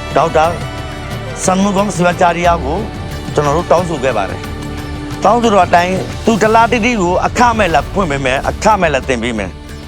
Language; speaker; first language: Burmese; non-native, local second language; Tamil